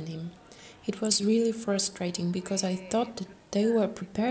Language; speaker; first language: English; early bilingual, other home language; Spanish